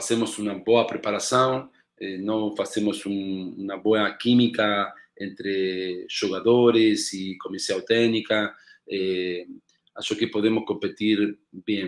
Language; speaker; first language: Portuguese; non-native, learner; Spanish